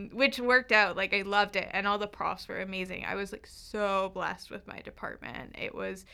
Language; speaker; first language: English; native; English